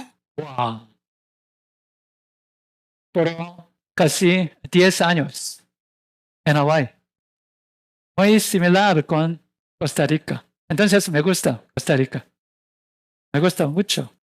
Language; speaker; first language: Spanish; non-native, learner; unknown